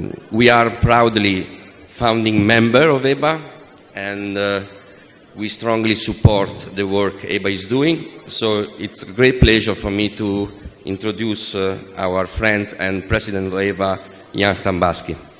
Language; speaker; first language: English; non-native, fluent; Italian